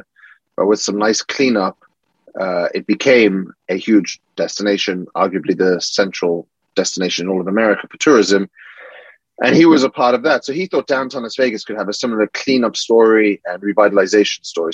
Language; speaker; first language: English; native; English